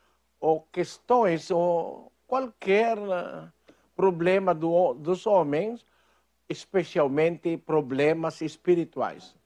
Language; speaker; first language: Portuguese; non-native, fluent; Filipino